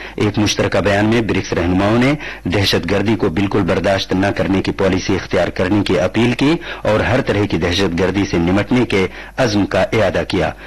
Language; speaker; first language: Urdu; native; Urdu